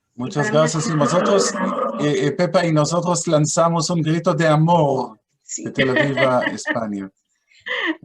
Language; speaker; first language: Spanish; non-native, fluent; Hebrew